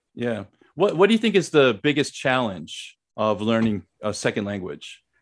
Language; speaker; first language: English; native; English